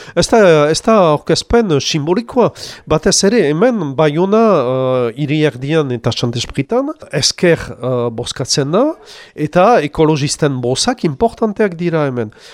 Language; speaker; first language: Basque; non-native, local second language; French